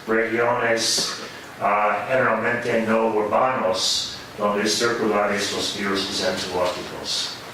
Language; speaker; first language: Spanish; non-native, fluent; English